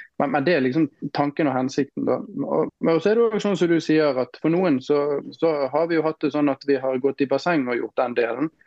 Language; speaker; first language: Norwegian; native; Norwegian